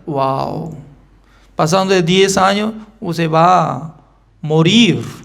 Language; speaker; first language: Spanish; non-native, fluent; Korean